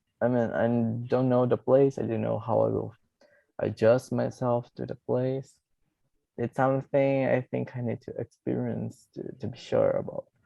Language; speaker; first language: English; non-native, fluent; Portuguese